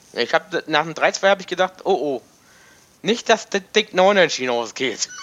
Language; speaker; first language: German; native; German